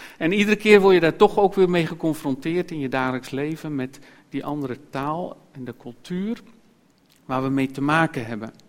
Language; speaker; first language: Dutch; native; Dutch